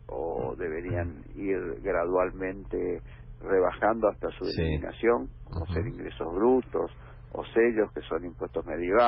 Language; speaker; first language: Spanish; native; Spanish